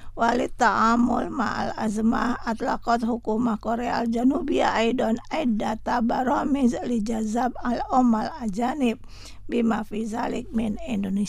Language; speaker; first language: Arabic; non-native, fluent; Indonesian